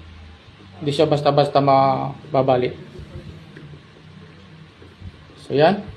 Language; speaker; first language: Filipino; native; Filipino